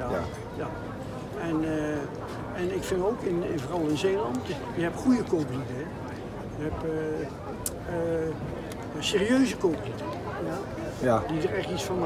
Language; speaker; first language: Dutch; native; Dutch